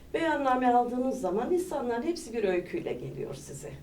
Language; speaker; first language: Turkish; native; Turkish